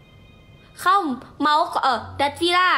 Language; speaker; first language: Vietnamese; non-native, learner; Indonesian